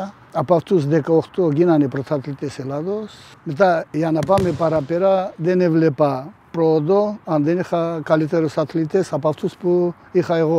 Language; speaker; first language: Greek; non-native, fluent; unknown